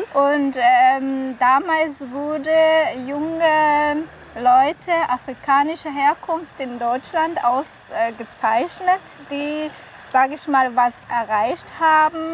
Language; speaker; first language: German; non-native, fluent; Kinyarwanda